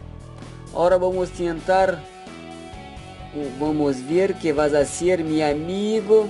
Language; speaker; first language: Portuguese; non-native, learner; Spanish